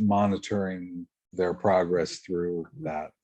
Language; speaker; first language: English; native; English